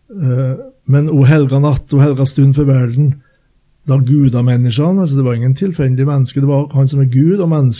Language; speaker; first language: Norwegian; native; Norwegian